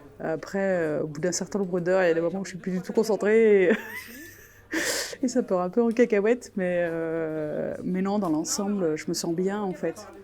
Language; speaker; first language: French; native; French